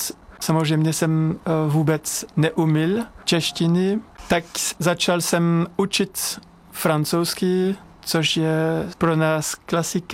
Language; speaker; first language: Czech; non-native, fluent; French